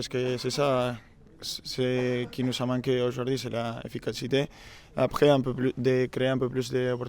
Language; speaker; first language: French; non-native, learner; Spanish